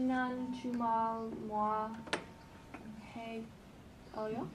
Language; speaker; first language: Korean; non-native, learner; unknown